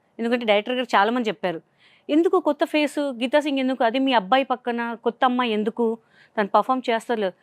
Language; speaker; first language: Telugu; non-native, local second language; Hindi